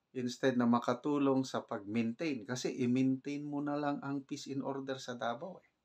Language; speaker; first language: Filipino; non-native, local second language; Cebuano